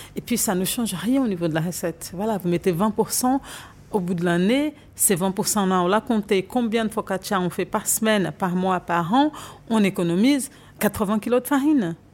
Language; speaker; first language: French; non-native, fluent; Portuguese